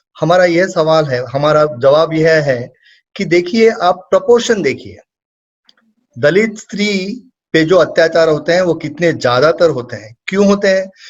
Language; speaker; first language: Hindi; non-native, local second language; Marathi